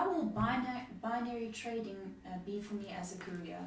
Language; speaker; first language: English; native; English